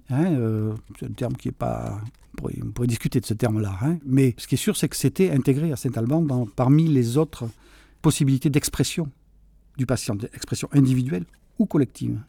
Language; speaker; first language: French; early bilingual, other home language; Catalan